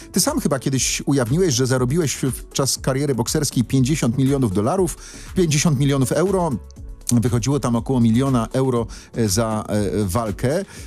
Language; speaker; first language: Polish; native; Polish